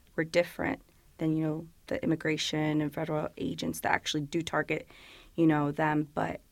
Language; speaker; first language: English; early bilingual, other home language; Spanish